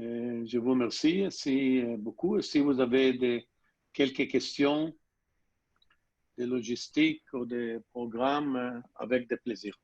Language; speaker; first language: French; non-native, learner; Hebrew